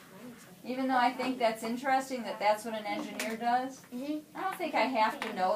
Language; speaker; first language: English; native; English